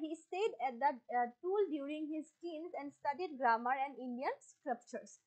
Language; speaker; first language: English; non-native, local second language; Assamese